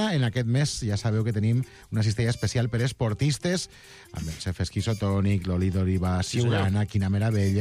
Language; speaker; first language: Catalan; native; Catalan